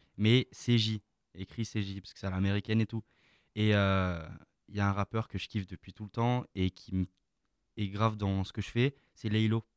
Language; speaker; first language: French; native; French